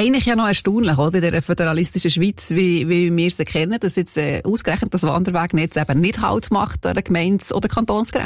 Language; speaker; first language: German; native; German